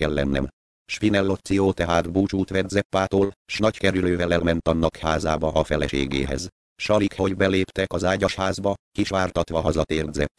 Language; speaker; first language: Hungarian; native; Hungarian